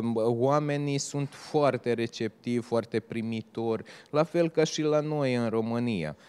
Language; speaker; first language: Romanian; native; Romanian